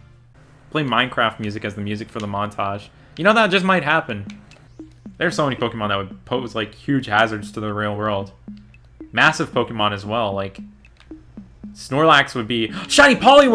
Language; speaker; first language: English; native; English